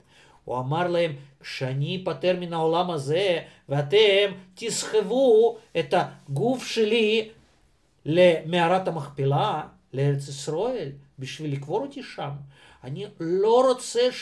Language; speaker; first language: Hebrew; non-native, fluent; Russian